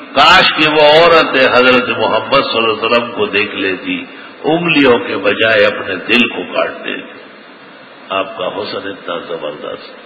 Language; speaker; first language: Urdu; non-native, local second language; Pashto